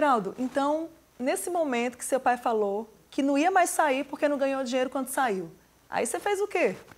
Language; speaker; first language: Portuguese; native; Portuguese